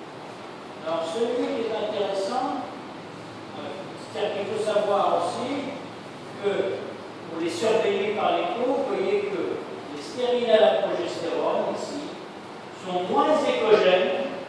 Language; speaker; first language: French; native; French